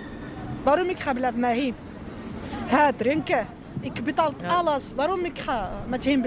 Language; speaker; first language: Dutch; non-native, learner; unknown